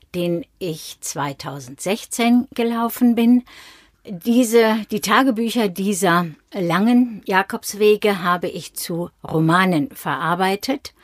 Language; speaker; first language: German; native; German